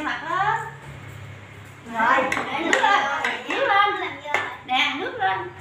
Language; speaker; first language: Vietnamese; native; Vietnamese